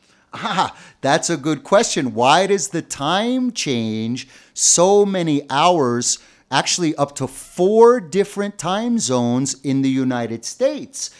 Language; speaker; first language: English; native; English